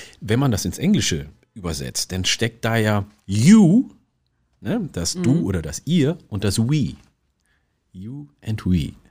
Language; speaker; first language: German; early bilingual, other home language; Oromo